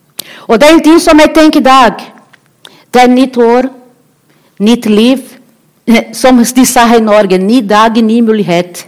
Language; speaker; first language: Norwegian; non-native, learner; Portuguese